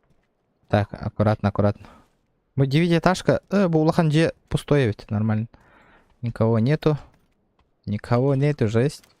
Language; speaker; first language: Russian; non-native, local second language; Yakut